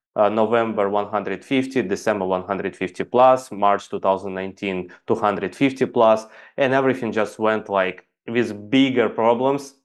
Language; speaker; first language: English; non-native, fluent; Ukrainian